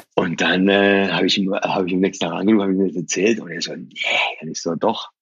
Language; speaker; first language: German; early bilingual, other home language; Persian